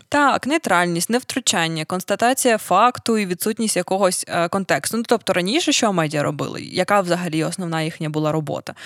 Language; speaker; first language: Ukrainian; native; Ukrainian